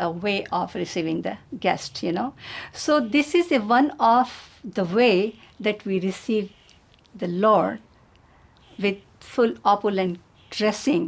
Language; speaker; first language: English; non-native, local second language; Hindi